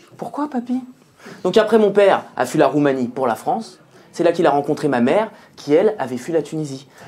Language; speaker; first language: French; native; French